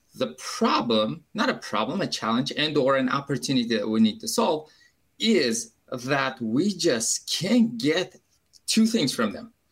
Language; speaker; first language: English; non-native, fluent; Uzbek